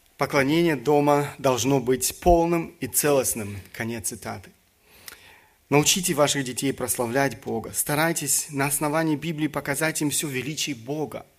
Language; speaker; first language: Russian; early bilingual, other home language; German